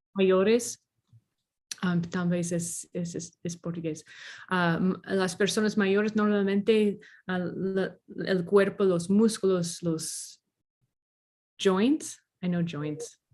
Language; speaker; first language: Spanish; non-native, learner; English